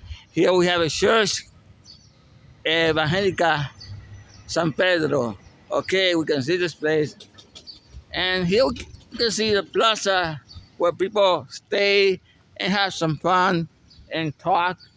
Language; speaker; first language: English; non-native, fluent; Spanish